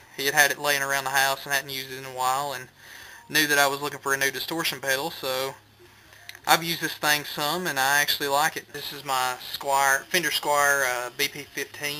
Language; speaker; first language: English; native; English